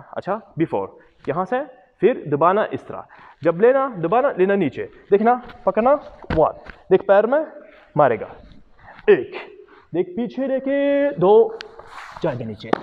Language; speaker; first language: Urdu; non-native, learner; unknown